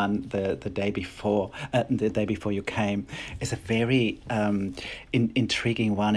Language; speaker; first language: English; non-native, fluent; German